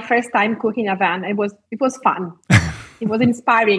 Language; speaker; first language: English; non-native, fluent; Italian